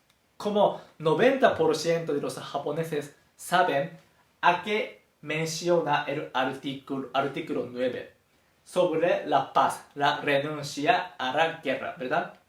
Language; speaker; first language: Spanish; non-native, fluent; Japanese